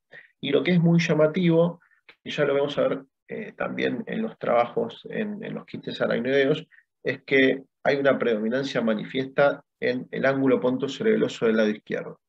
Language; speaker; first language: Spanish; native; Spanish